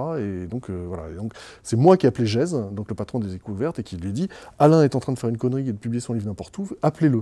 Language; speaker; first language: French; native; French